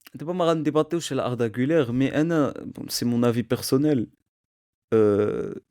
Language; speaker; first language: Arabic; native; Arabic